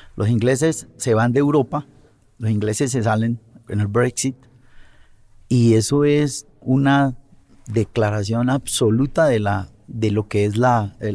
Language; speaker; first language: Spanish; native; Spanish